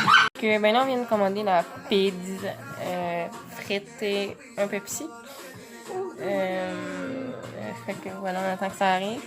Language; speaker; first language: French; native; French